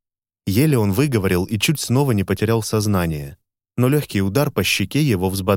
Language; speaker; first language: Russian; native; Russian